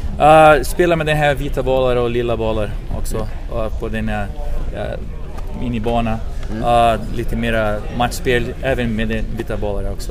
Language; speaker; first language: Swedish; non-native, fluent; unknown